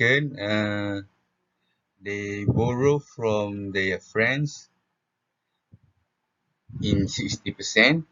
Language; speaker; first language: English; non-native, local second language; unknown